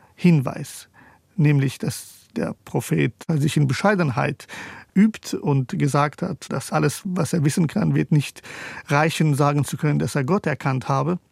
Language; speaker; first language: German; early bilingual, other home language; Persian